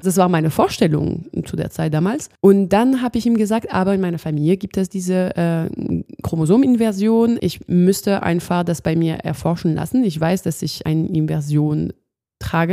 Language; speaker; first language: German; non-native, fluent; French